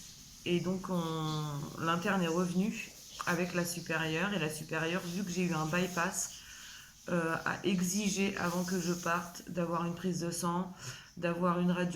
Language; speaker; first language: French; native; French